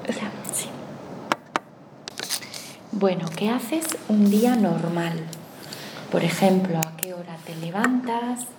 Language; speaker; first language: Spanish; native; Spanish